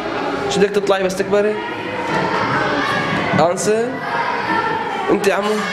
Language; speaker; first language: Arabic; native; Arabic